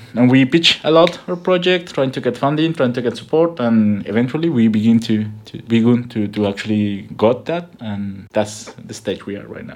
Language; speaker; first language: English; non-native, fluent; Spanish